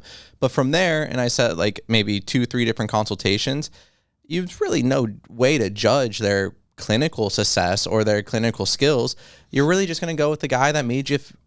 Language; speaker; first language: English; native; English